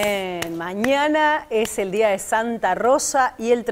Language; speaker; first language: Spanish; native; Spanish